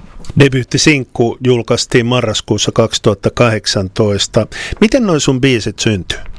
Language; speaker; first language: Finnish; native; Finnish